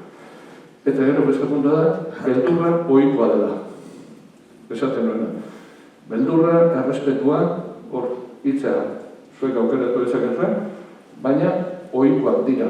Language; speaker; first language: Basque; native; Basque